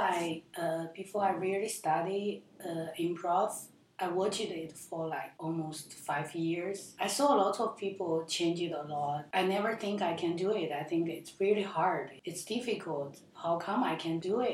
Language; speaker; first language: English; non-native, learner; Chinese